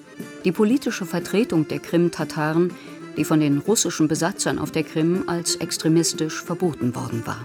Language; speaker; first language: German; native; German